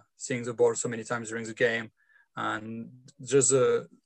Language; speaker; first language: English; non-native, fluent; French